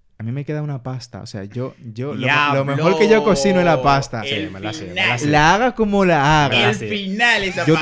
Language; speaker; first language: Spanish; native; Spanish